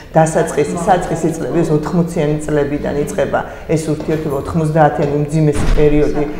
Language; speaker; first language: Georgian; native; Georgian